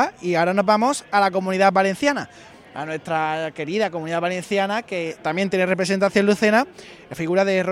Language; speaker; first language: Spanish; native; Spanish